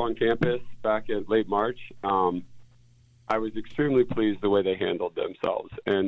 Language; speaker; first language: English; native; English